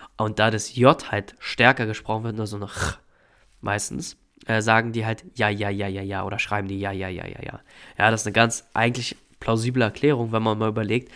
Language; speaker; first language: German; native; German